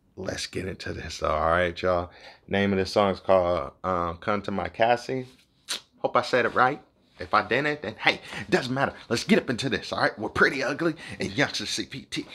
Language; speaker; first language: English; native; English